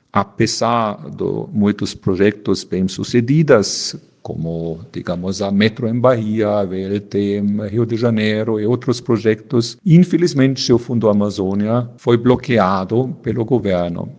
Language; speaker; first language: Portuguese; non-native, fluent; German